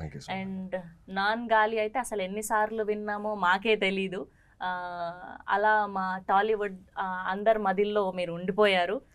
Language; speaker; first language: Telugu; native; Telugu